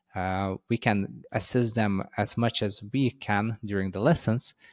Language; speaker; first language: English; non-native, fluent; Lithuanian